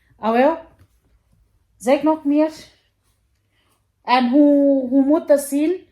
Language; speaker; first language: Dutch; non-native, learner; Thai